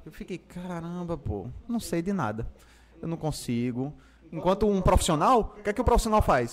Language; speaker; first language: Portuguese; native; Portuguese